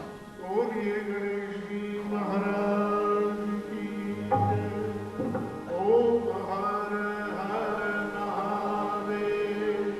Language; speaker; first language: Hindi; native; Hindi